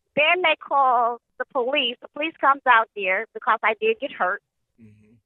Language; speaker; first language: English; native; English